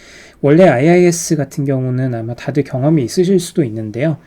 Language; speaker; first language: Korean; native; Korean